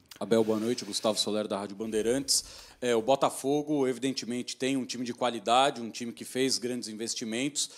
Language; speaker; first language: Portuguese; native; Portuguese